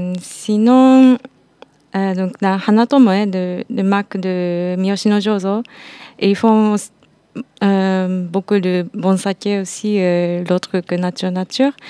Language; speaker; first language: French; non-native, fluent; Japanese